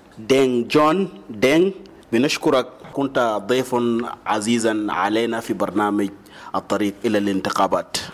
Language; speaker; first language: Arabic; non-native, local second language; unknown